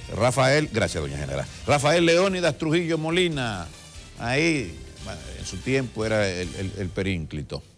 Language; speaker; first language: Spanish; native; Spanish